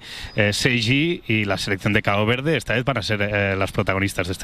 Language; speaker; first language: Spanish; native; Spanish